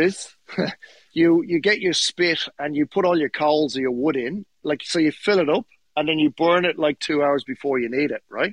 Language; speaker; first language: English; native; English